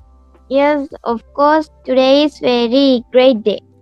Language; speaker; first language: English; non-native, learner; Sinhala